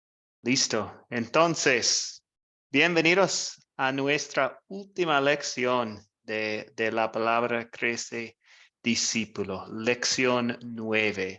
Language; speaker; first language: Spanish; non-native, fluent; English